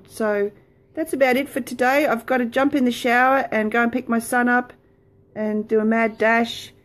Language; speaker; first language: English; native; English